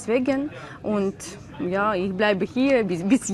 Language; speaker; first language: German; non-native, learner; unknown